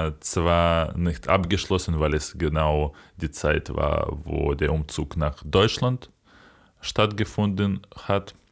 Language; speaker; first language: German; non-native, fluent; Ukrainian